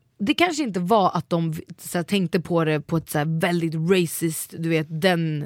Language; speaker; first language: Swedish; native; Swedish